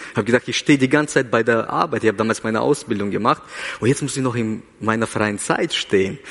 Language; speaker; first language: German; early bilingual, other home language; Russian